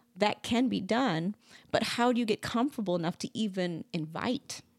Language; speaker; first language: English; native; English